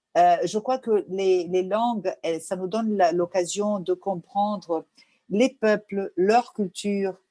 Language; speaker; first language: French; non-native, fluent; Portuguese